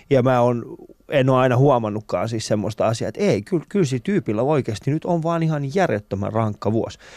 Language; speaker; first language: Finnish; early bilingual, other home language; Persian